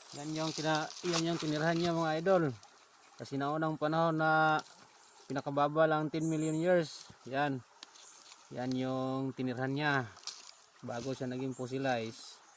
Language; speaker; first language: Filipino; non-native, local second language; Cebuano